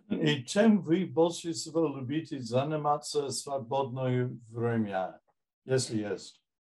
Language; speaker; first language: Russian; non-native, fluent; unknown